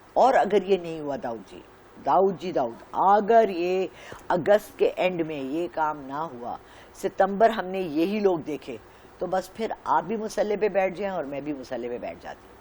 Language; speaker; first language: Urdu; non-native, local second language; Pashto